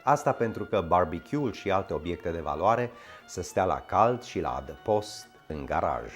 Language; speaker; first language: Romanian; native; Romanian